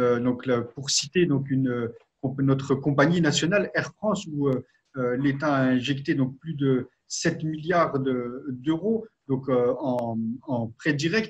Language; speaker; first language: French; native; French